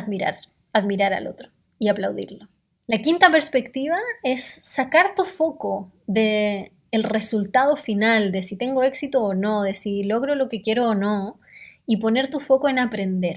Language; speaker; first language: Spanish; native; Spanish